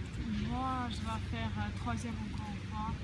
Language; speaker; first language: French; non-native, learner; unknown